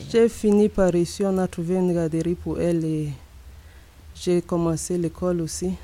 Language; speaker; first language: French; non-native, local second language; English